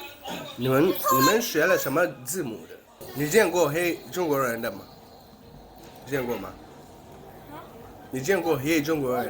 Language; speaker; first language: Chinese; non-native, learner; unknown